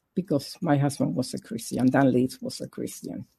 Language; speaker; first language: English; non-native, fluent; Spanish